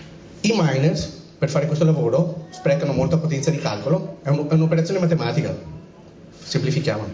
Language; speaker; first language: Italian; native; Italian